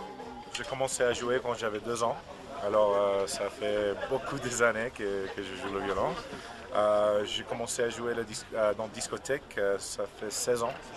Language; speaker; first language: French; non-native, learner; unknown